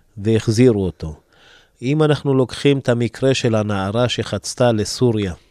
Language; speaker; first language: Hebrew; early bilingual, other home language; Amharic